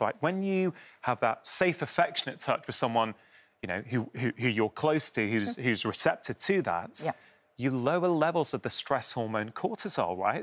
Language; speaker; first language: English; native; English